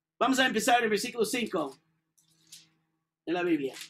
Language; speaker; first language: Spanish; non-native, learner; English